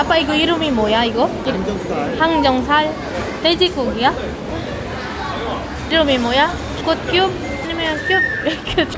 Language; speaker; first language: Korean; early bilingual, heritage; Filipino